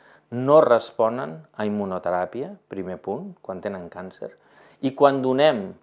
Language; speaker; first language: Catalan; native; Catalan